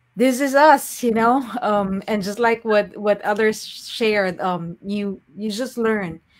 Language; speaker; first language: English; non-native, local second language; Filipino